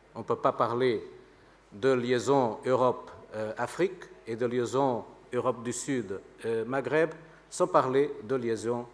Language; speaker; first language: French; non-native, fluent; Portuguese